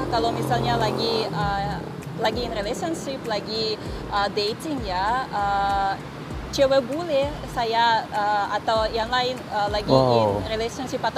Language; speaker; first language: Indonesian; non-native, fluent; Russian